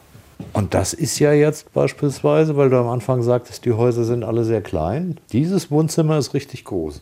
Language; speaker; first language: German; native; German